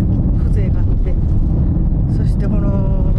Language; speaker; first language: Japanese; native; Japanese